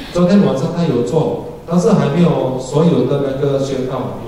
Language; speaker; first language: Chinese; early bilingual, heritage; Indonesian